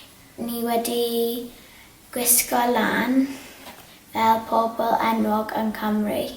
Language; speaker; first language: Welsh; non-native, local second language; English